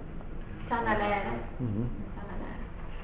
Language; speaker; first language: Swedish; non-native, fluent; Spanish